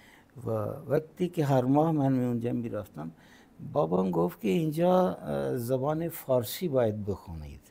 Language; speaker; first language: Persian; non-native, fluent; Punjabi